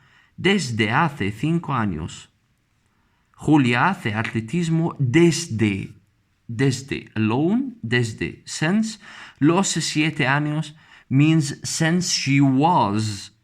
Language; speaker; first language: Spanish; non-native, fluent; Arabic